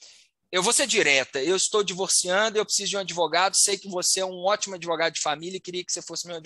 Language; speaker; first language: Portuguese; native; Portuguese